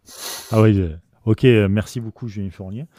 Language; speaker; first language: French; native; French